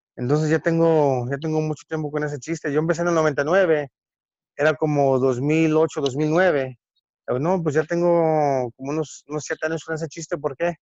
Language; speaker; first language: Spanish; early bilingual, heritage; Spanish